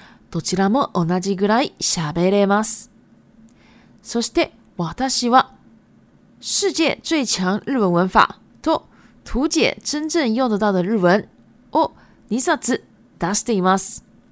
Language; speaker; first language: Japanese; native; Japanese